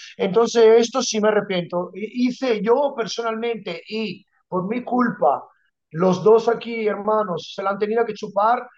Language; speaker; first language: Spanish; non-native, fluent; Italian